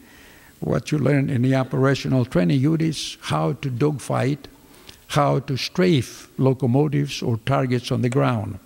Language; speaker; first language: English; non-native, fluent; Greek